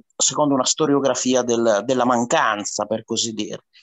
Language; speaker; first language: Italian; native; Italian